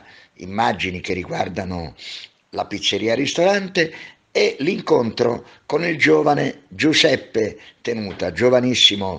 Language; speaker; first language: Italian; native; Italian